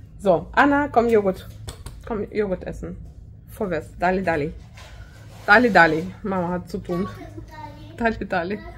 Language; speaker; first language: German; non-native, fluent; Russian